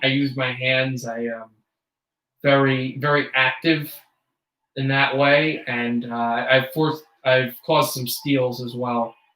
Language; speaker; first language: English; native; English